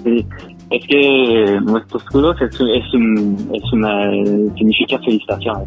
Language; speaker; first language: Spanish; non-native, fluent; French